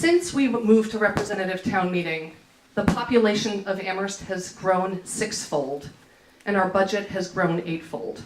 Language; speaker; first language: English; native; English